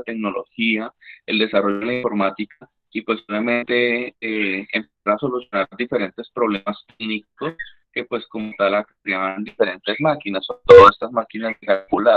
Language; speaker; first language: Spanish; native; Spanish